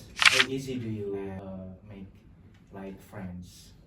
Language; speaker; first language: English; non-native, local second language; Indonesian